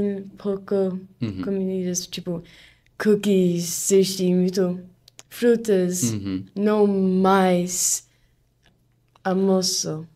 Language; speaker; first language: Portuguese; non-native, learner; English